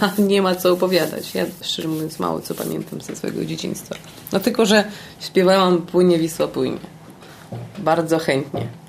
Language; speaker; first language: Polish; non-native, fluent; Russian